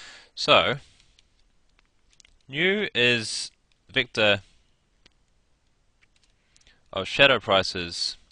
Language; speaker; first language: English; native; English